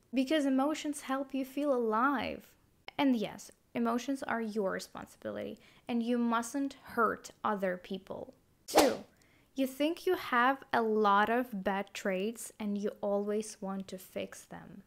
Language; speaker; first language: English; non-native, fluent; Ukrainian